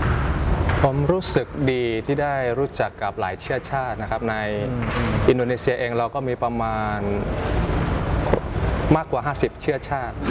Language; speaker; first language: Thai; early bilingual, other home language; Indonesian